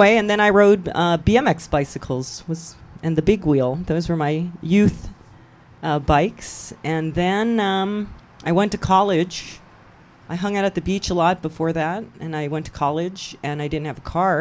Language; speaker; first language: English; native; English